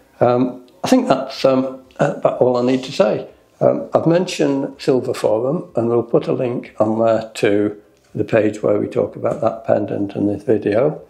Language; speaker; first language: English; native; English